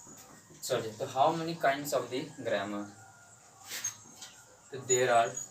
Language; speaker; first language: Hindi; native; Hindi